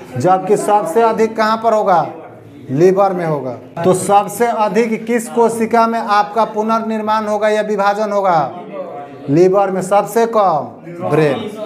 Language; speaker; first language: Hindi; native; Hindi